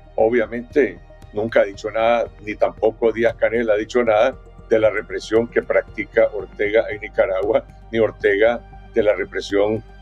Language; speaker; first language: Spanish; native; Spanish